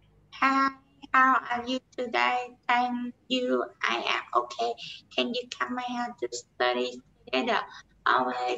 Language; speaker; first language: English; non-native, learner; Vietnamese